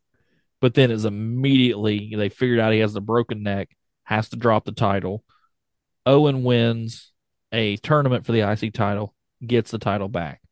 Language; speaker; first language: English; native; English